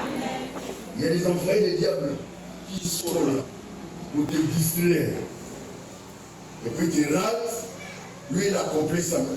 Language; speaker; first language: French; non-native, local second language; Lingala